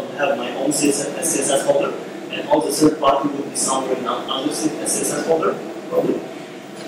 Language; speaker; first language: English; non-native, fluent; Ukrainian